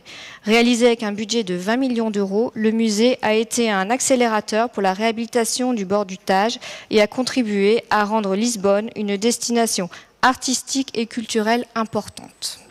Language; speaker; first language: French; native; French